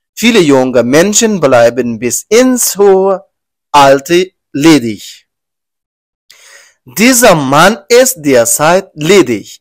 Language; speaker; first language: German; non-native, learner; Persian